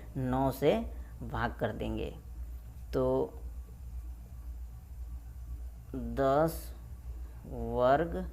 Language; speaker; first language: Hindi; native; Hindi